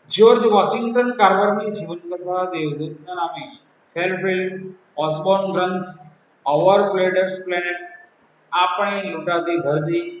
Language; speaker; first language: Hindi; non-native, local second language; Gujarati